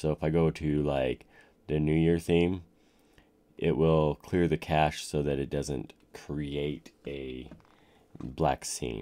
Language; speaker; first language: English; native; English